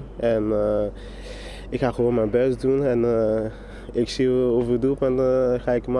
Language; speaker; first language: Dutch; non-native, fluent; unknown